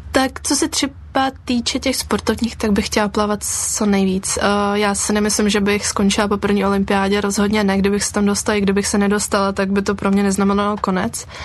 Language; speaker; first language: Czech; early bilingual, other home language; Ukrainian